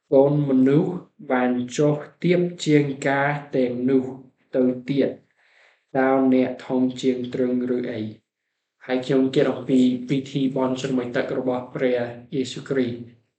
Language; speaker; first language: Khmer; non-native, learner; English